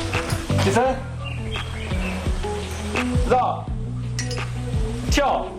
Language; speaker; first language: Chinese; native; Chinese